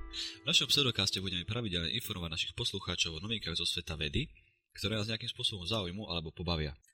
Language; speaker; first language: Slovak; native; Slovak